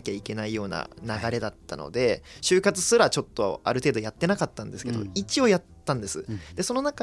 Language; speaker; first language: Japanese; native; Japanese